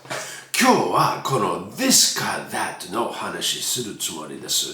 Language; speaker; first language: Japanese; non-native, fluent; English